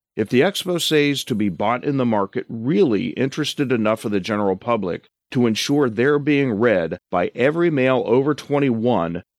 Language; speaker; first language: English; native; English